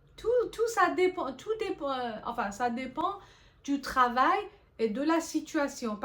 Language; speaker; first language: French; non-native, fluent; Persian